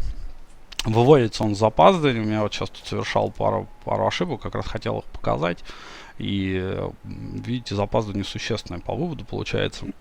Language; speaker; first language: Russian; native; Russian